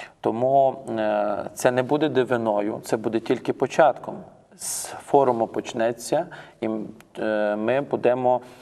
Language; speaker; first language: Ukrainian; native; Ukrainian